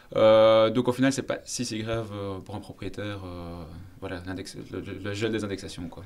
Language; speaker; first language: French; native; French